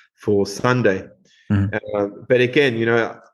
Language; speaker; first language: English; non-native, fluent; Spanish